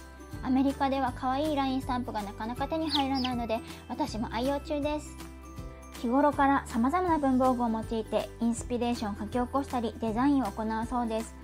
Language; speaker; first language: Japanese; native; Japanese